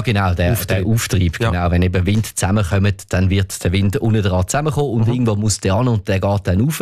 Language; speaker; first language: German; native; German